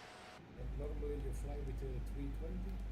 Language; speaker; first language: English; non-native, learner; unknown